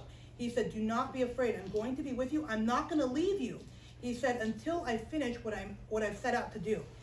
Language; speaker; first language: English; native; English